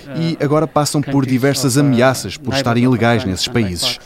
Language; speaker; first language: Portuguese; non-native, fluent; Persian